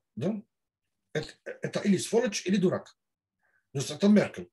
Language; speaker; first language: Russian; non-native, fluent; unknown